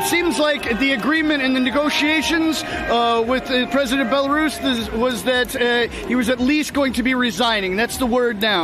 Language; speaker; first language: English; native; English